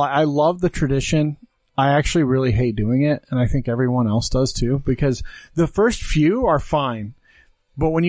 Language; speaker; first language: English; native; English